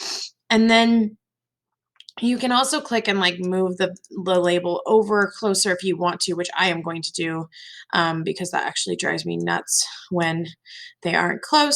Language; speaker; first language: English; native; English